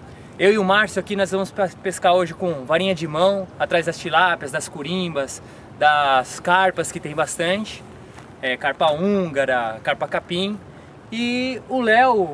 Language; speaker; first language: Portuguese; native; Portuguese